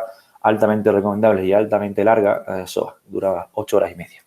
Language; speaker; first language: Spanish; native; Spanish